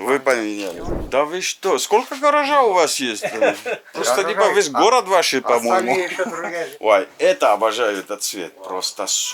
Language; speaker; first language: Russian; non-native, learner; English